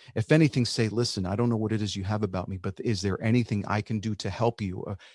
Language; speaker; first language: English; early bilingual, other home language; Spanish